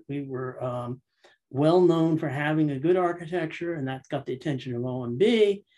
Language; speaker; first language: English; native; English